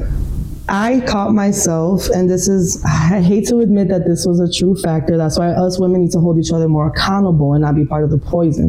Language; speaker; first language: English; native; English